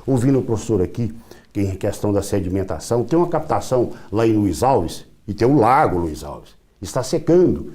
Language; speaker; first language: Portuguese; native; Portuguese